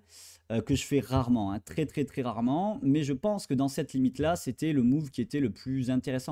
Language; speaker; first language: French; native; French